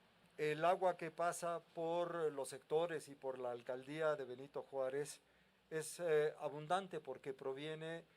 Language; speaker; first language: Spanish; native; Spanish